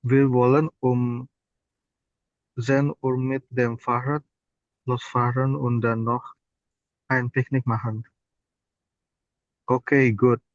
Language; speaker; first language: German; non-native, learner; Indonesian